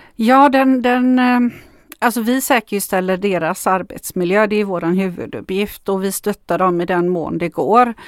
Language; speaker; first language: Swedish; non-native, fluent; Macedonian